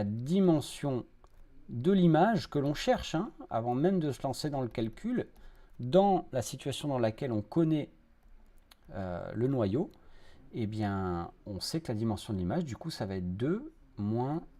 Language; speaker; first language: French; native; French